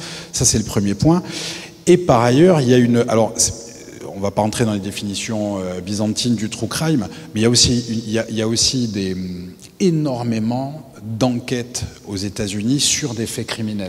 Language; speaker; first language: French; native; French